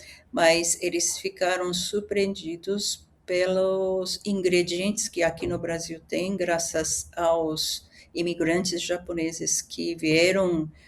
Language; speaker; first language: Portuguese; early bilingual, other home language; Japanese